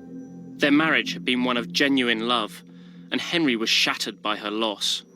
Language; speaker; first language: English; native; English